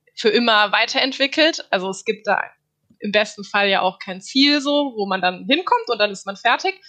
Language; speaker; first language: German; native; German